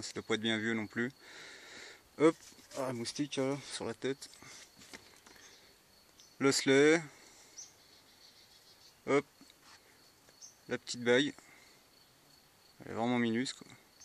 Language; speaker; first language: French; native; French